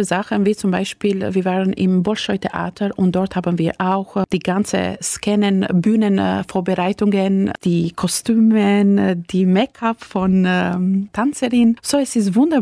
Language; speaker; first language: German; non-native, fluent; Albanian